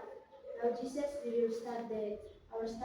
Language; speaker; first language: English; non-native, learner; Indonesian